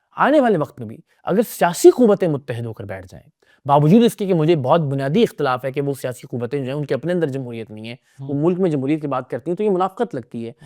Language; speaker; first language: Urdu; native; Urdu